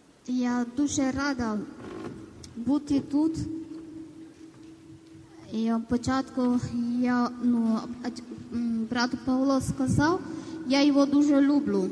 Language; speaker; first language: Ukrainian; non-native, learner; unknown